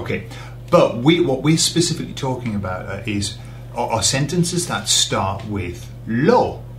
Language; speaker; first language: English; native; English